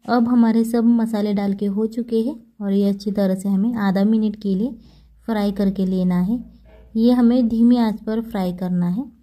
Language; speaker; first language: Hindi; non-native, local second language; Marathi